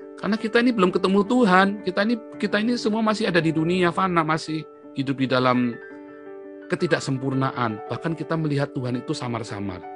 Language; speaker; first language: Indonesian; native; Indonesian